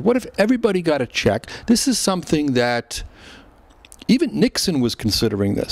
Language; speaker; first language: English; native; English